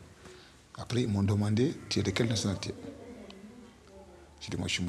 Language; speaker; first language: French; non-native, local second language; Arabic